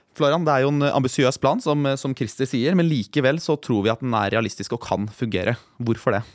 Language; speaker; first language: Norwegian; native; Norwegian